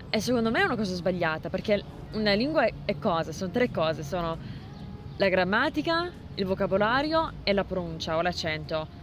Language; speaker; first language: Italian; non-native, fluent; English